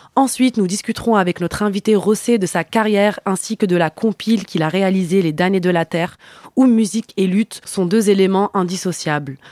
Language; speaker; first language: French; native; French